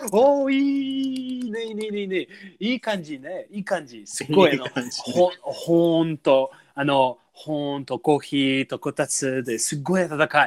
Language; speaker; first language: Japanese; non-native, learner; English